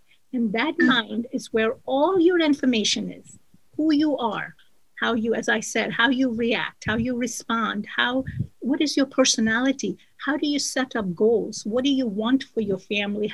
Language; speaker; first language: English; non-native, local second language; Kashmiri